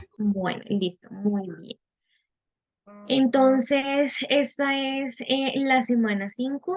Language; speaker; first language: Spanish; native; Spanish